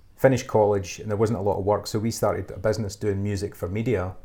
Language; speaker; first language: English; native; English